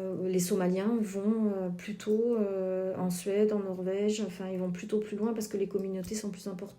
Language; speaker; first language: French; native; French